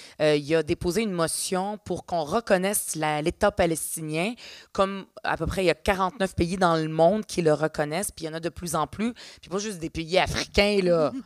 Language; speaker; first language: French; early bilingual, other home language; Arabic